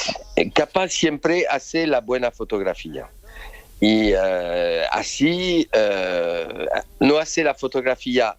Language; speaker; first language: Spanish; non-native, fluent; French